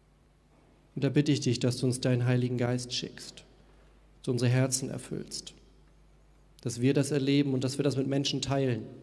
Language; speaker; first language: German; native; German